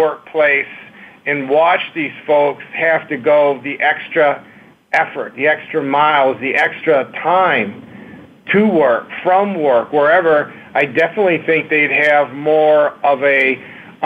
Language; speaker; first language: English; native; English